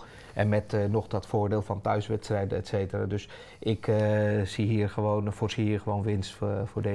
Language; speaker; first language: Dutch; native; Dutch